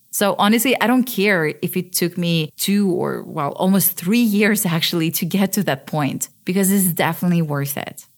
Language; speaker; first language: English; early bilingual, other home language; Russian